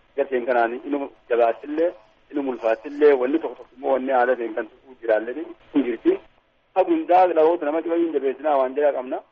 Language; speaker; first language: Oromo; native; Oromo